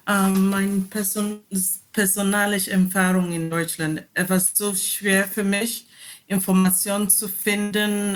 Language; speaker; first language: German; non-native, learner; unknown